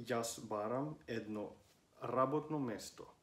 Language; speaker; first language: Macedonian; non-native, learner; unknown